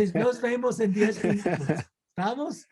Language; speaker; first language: Spanish; non-native, fluent; English